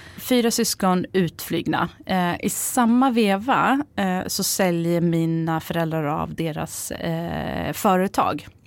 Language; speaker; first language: Swedish; early bilingual, other home language; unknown